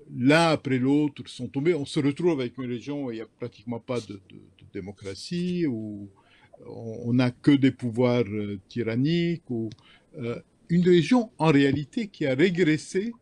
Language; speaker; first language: French; non-native, local second language; Arabic